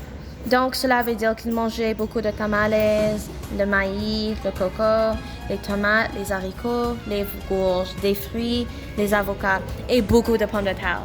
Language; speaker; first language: French; non-native, local second language; English